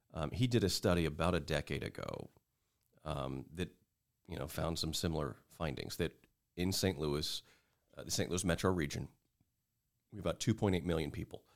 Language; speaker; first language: English; native; English